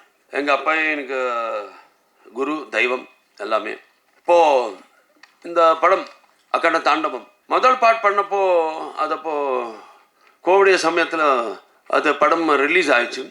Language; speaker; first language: Tamil; non-native, local second language; Telugu